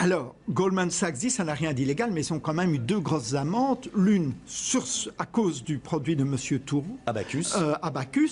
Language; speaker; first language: French; native; French